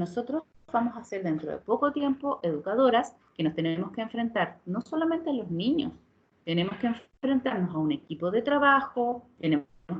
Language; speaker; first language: Spanish; native; Spanish